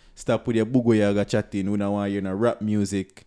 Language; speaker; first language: English; non-native, local second language; Jamaican Creole English